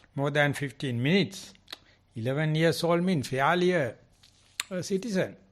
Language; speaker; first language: English; non-native, local second language; Sinhala